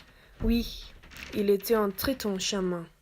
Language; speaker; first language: French; non-native, learner; English